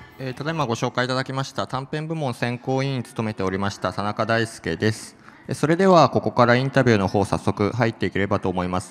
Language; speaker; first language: Japanese; native; Japanese